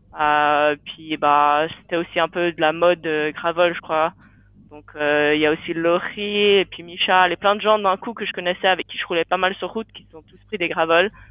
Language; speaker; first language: French; native; French